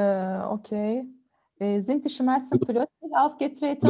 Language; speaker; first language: German; non-native, learner; Turkish